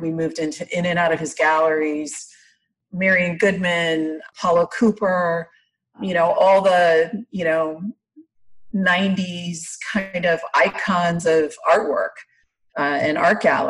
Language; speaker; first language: English; native; English